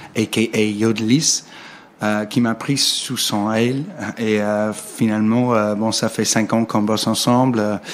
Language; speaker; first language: French; non-native, fluent; English